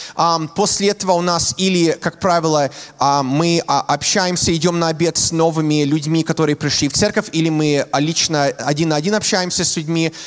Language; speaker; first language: Russian; early bilingual, heritage; Russian